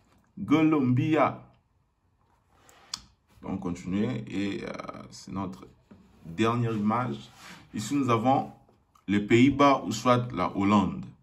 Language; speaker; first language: French; non-native, local second language; Lingala